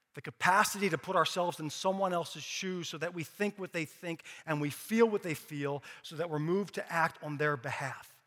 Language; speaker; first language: English; native; English